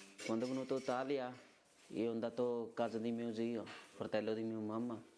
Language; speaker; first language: Italian; non-native, learner; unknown